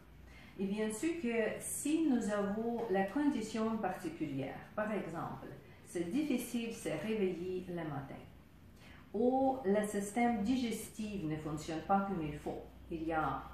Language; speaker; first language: French; non-native, fluent; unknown